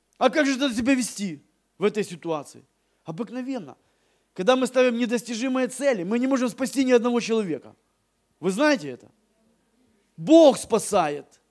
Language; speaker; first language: Russian; native; Russian